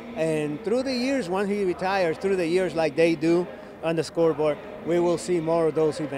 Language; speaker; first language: English; non-native, fluent; Spanish